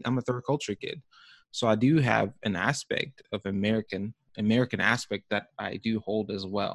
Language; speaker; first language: English; early bilingual, other home language; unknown